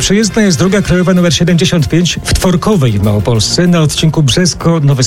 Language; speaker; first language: Polish; native; Polish